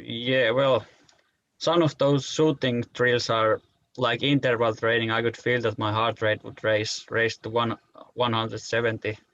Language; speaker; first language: English; non-native, fluent; Finnish